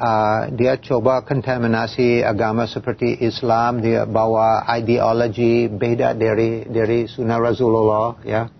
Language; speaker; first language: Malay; non-native, fluent; English